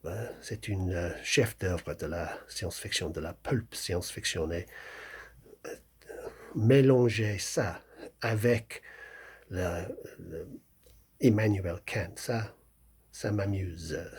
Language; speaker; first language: French; non-native, fluent; English